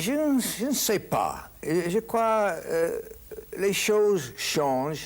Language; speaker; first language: French; non-native, fluent; English